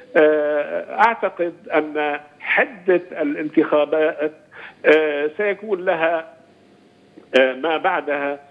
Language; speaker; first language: Arabic; non-native, fluent; Turkish